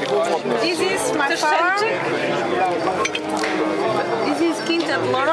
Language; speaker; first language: English; non-native, fluent; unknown